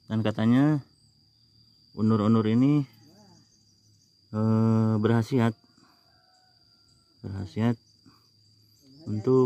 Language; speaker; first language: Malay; non-native, local second language; Sundanese